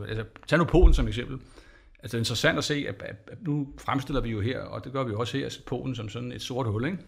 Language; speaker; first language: Danish; native; Danish